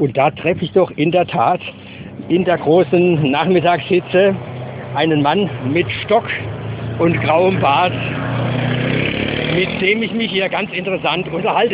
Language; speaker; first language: German; native; German